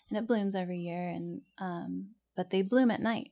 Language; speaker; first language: English; native; English